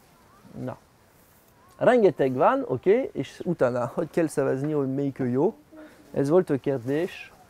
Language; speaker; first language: Hungarian; non-native, learner; French